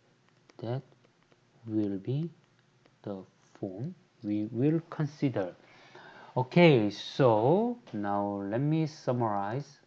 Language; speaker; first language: English; non-native, fluent; Korean